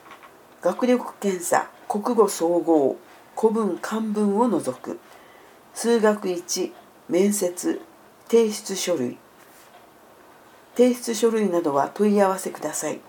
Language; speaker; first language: Japanese; native; Japanese